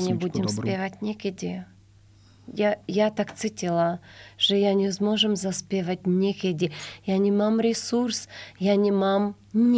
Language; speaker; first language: Slovak; non-native, learner; Ukrainian